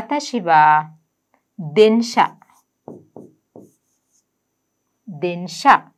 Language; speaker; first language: Japanese; non-native, fluent; Sinhala